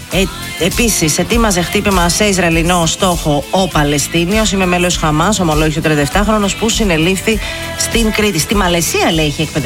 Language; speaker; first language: Greek; native; Greek